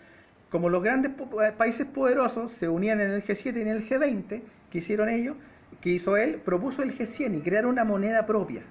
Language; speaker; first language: Spanish; native; Spanish